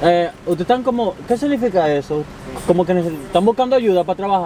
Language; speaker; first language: Spanish; early bilingual, heritage; Spanish